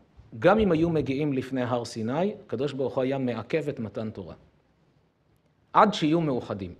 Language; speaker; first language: Hebrew; native; Hebrew